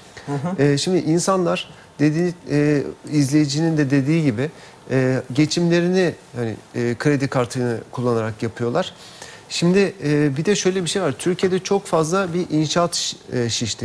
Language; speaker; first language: Turkish; native; Turkish